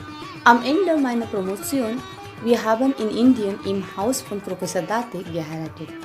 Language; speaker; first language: German; non-native, fluent; Marathi